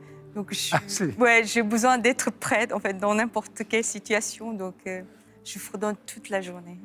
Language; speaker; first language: French; non-native, fluent; Korean